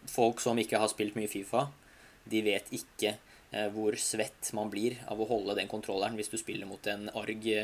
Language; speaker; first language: Norwegian; non-native, fluent; Hungarian